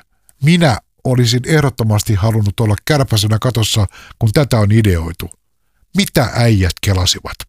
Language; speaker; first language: Finnish; native; Finnish